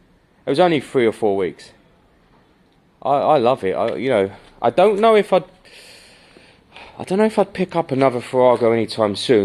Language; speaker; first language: English; native; English